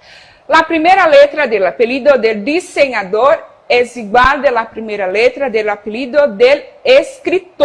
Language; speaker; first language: Spanish; non-native, fluent; Portuguese